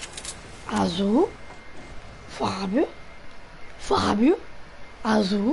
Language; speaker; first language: Portuguese; non-native, fluent; Italian